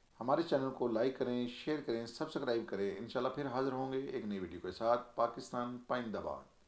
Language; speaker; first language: Urdu; non-native, local second language; Punjabi